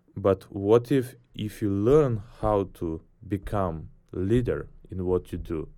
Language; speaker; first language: English; non-native, fluent; Bulgarian